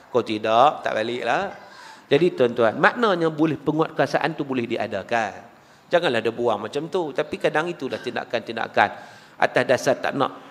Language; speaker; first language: Malay; native; Malay